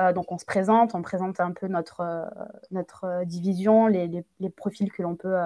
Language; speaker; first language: French; native; French